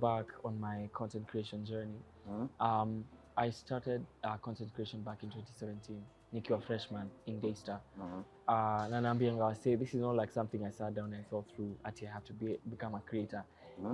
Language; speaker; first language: English; non-native, local second language; Kikuyu